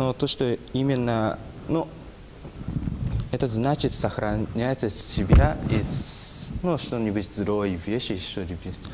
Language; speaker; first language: Russian; non-native, learner; Japanese